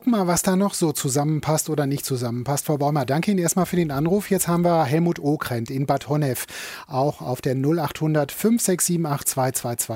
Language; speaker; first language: German; native; German